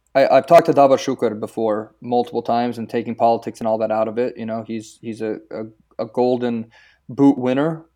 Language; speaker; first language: English; early bilingual, other home language; Croatian